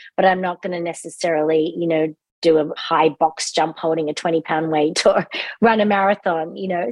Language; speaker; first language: English; native; English